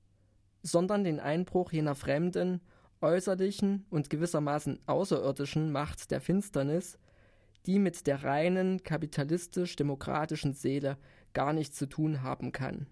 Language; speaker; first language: German; native; German